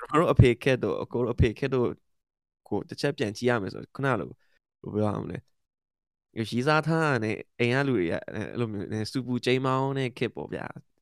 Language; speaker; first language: Burmese; non-native, local second language; Kachin